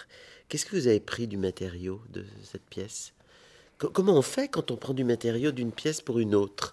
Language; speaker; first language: French; native; French